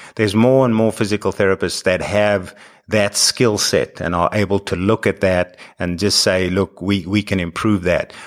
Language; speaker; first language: English; native; English